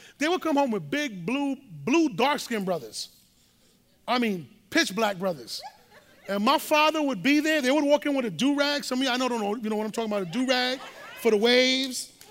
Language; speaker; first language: English; early bilingual, other home language; Spanish